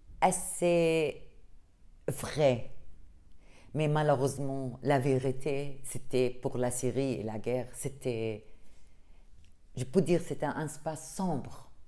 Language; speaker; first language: French; non-native, learner; Arabic